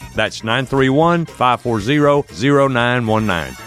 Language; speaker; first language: English; native; English